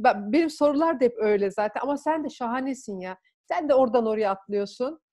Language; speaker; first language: Turkish; native; Turkish